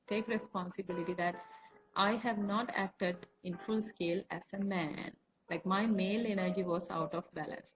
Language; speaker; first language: English; non-native, local second language; Sinhala